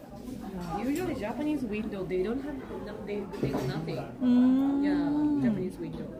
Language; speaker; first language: English; non-native, learner; Japanese